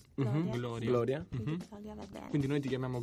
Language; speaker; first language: Italian; native; Italian